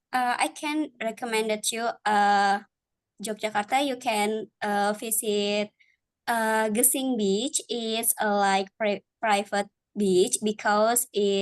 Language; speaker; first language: English; non-native, learner; Indonesian